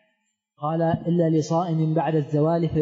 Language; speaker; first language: Arabic; native; Arabic